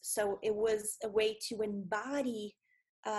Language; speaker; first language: English; non-native, fluent; Portuguese